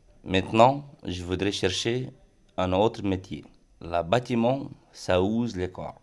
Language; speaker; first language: French; non-native, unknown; Romanian